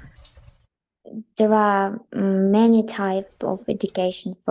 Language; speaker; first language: English; non-native, learner; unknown